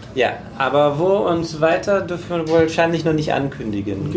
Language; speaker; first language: German; native; German